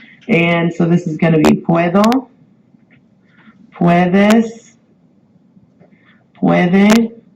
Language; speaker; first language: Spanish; non-native, fluent; English